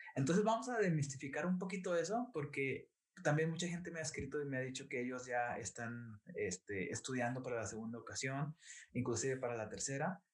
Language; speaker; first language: Spanish; native; Spanish